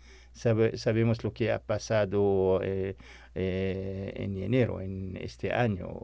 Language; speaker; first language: Spanish; non-native, fluent; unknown